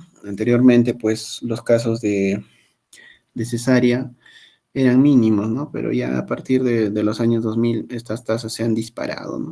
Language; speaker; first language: Spanish; native; Spanish